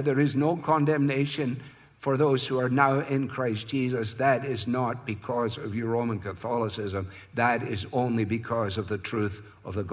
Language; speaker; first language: English; native; English